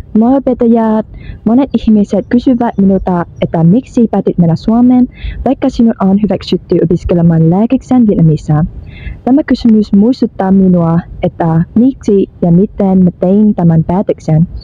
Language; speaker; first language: Finnish; non-native, learner; Vietnamese